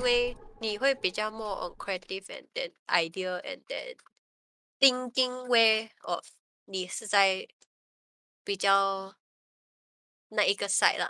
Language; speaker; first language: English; non-native, local second language; Chinese